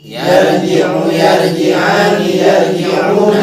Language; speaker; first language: Arabic; non-native, learner; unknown